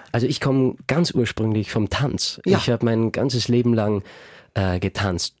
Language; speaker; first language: German; native; German